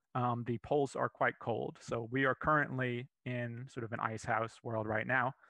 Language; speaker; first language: English; native; English